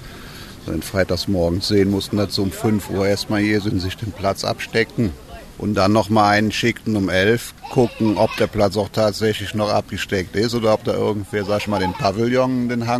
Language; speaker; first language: German; native; German